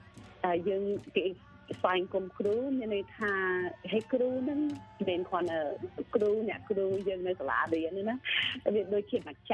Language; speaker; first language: Khmer; early bilingual, heritage; Khmer